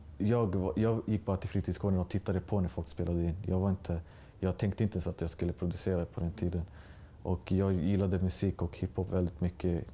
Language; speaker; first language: Swedish; native; Swedish